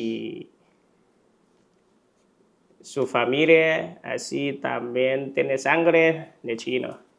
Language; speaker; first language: Spanish; non-native, learner; Chinese